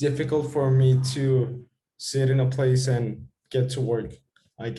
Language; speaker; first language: English; non-native, fluent; Spanish